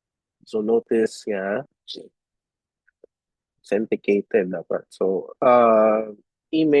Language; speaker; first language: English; non-native, local second language; Cebuano